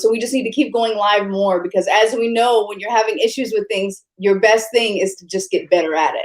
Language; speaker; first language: English; native; English